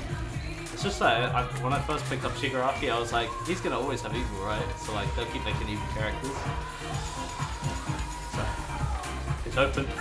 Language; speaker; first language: English; native; English